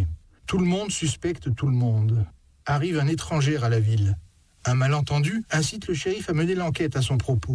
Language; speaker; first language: French; native; French